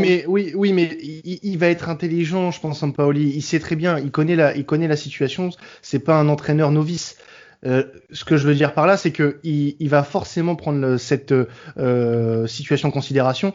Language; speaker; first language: French; native; French